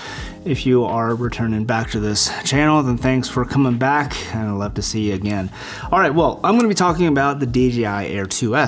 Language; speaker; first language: English; native; English